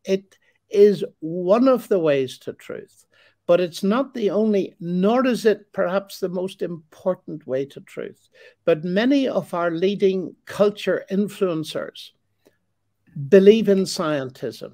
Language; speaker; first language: English; native; English